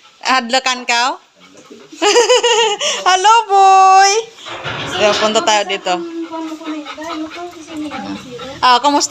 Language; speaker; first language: Filipino; non-native, local second language; Cebuano